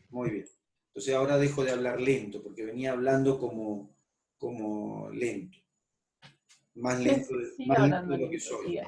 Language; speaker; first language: Spanish; native; Spanish